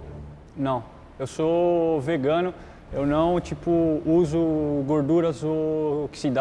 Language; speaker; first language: Portuguese; native; Portuguese